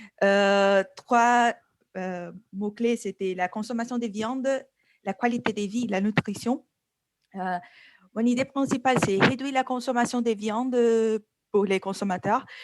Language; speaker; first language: French; non-native, learner; Portuguese